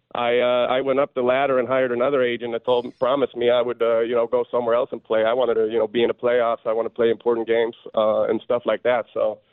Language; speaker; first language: English; non-native, fluent; Swedish